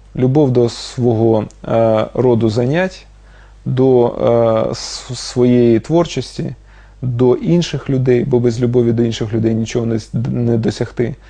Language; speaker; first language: Ukrainian; non-native, local second language; Russian